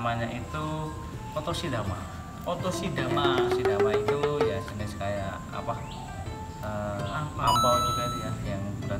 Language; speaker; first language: Indonesian; native; Indonesian